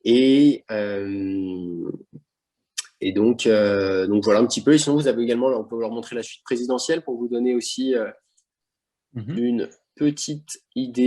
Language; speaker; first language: French; native; French